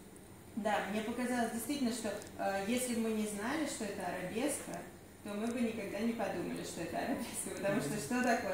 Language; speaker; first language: Russian; native; Russian